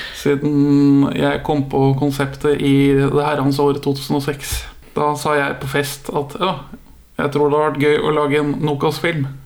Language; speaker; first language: Norwegian; native; Norwegian